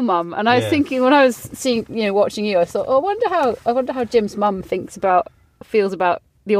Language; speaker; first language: English; native; English